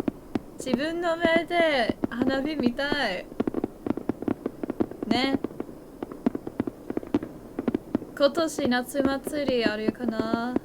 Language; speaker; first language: Japanese; non-native, learner; English